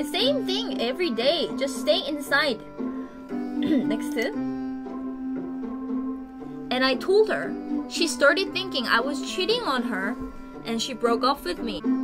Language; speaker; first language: English; non-native, fluent; Korean